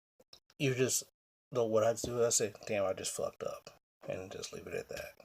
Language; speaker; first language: English; native; English